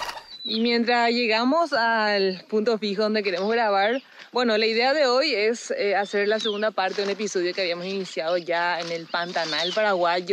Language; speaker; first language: Spanish; native; Spanish